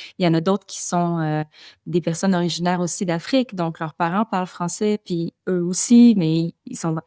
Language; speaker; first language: French; native; French